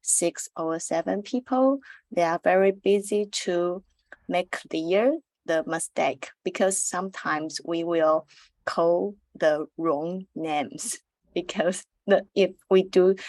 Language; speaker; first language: English; non-native, learner; Chinese